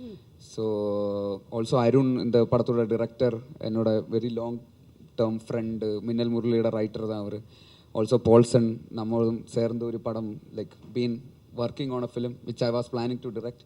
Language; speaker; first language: Tamil; non-native, learner; Malayalam